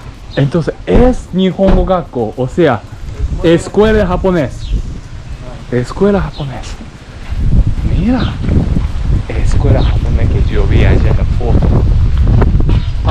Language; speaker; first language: Spanish; non-native, learner; Japanese